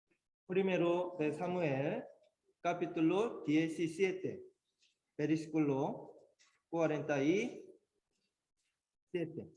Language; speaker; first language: Spanish; non-native, learner; Korean